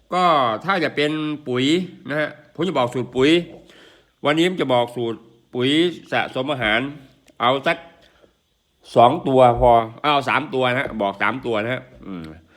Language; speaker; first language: Thai; non-native, local second language; Northeastern Thai